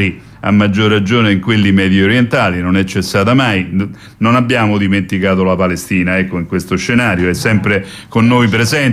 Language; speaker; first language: Italian; native; Italian